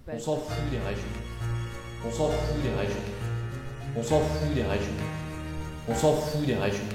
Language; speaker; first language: French; native; French